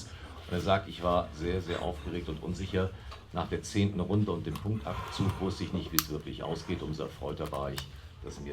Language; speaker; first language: German; native; German